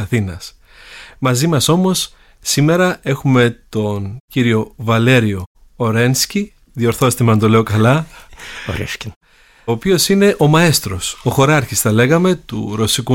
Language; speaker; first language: Greek; native; Greek